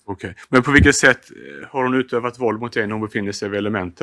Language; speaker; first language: Swedish; native; Swedish